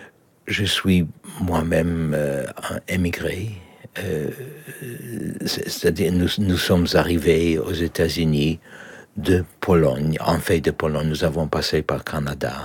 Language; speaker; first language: French; non-native, learner; Polish